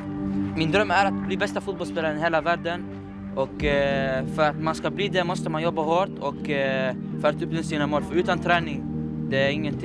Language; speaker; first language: Swedish; early bilingual, other home language; Arabic